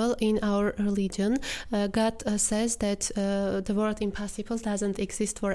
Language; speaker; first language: English; non-native, fluent; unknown